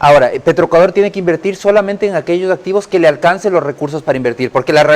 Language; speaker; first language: Spanish; native; Spanish